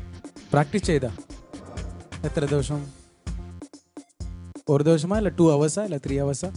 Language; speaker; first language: Malayalam; non-native, learner; Tamil